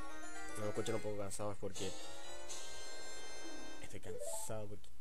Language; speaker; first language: Spanish; native; Spanish